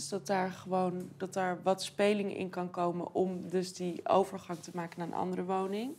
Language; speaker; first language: Dutch; native; Dutch